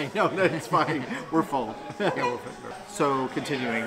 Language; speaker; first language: English; native; English